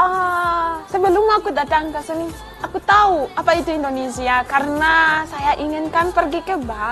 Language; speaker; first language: Indonesian; non-native, learner; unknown